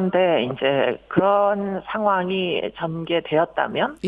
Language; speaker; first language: Korean; native; Korean